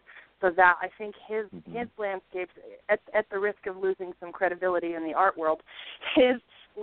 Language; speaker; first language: English; native; English